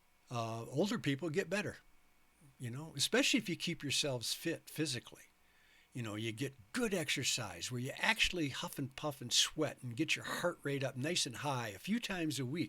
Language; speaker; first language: English; native; English